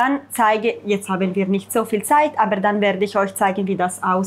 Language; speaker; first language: German; non-native, fluent; Italian